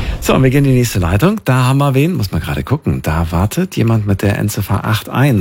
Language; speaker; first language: German; native; German